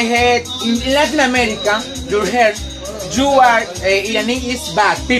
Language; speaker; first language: English; non-native, learner; Spanish